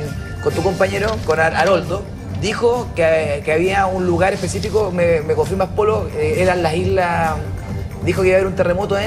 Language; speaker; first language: Spanish; native; Spanish